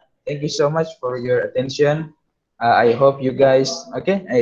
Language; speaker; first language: English; non-native, fluent; Indonesian